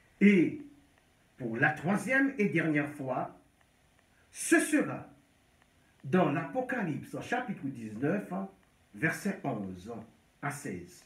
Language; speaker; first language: French; non-native, local second language; Haitian Creole